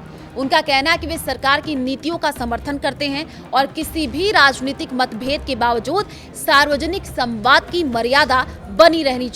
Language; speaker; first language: Hindi; native; Hindi